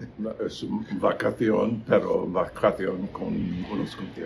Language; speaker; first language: Spanish; non-native, learner; English